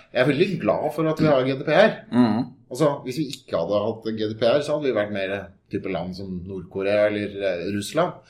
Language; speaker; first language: Norwegian; native; Norwegian